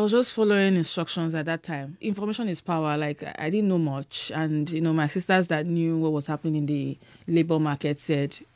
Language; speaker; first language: English; non-native, local second language; Yoruba